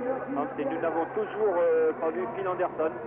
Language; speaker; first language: French; native; French